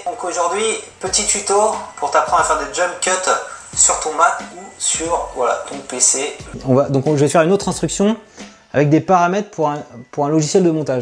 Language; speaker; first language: French; native; French